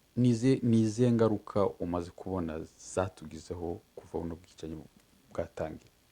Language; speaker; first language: Kinyarwanda; native; Kinyarwanda